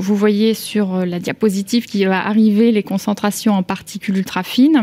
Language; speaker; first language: French; native; French